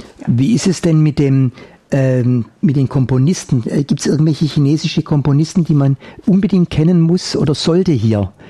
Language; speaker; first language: German; native; German